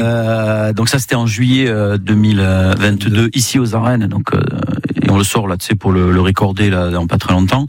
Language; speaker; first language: French; native; French